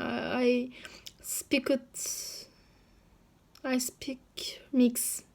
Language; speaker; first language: English; non-native, learner; Turkish